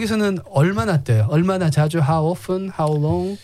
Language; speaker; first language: Korean; native; Korean